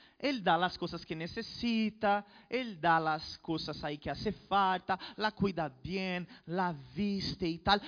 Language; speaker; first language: Spanish; non-native, fluent; Portuguese